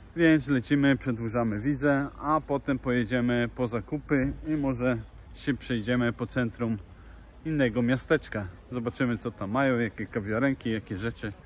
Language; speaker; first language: Polish; native; Polish